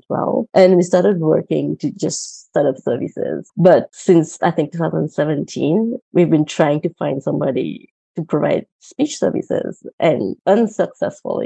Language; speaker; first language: English; non-native, fluent; Morisyen